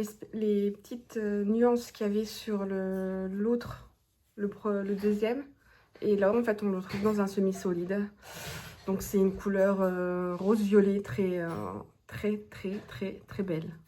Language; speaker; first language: French; native; French